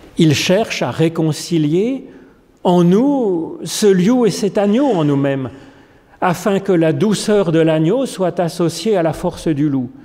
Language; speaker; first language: French; native; French